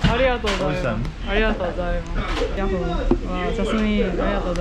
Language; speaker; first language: Japanese; non-native, fluent; Korean